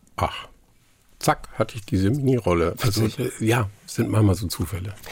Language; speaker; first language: German; non-native, local second language; Low German